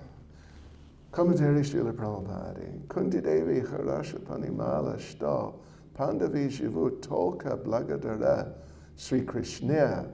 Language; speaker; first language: Russian; non-native, learner; English